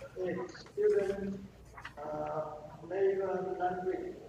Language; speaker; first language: English; non-native, learner; Vietnamese